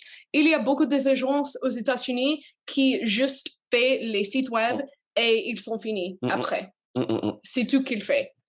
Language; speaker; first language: French; non-native, learner; English